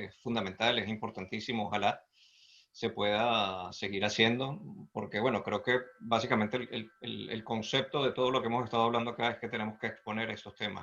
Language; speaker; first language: Spanish; native; Spanish